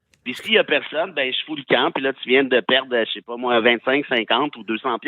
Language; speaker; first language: French; native; French